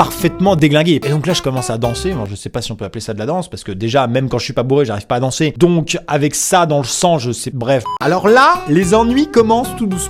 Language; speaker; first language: French; native; French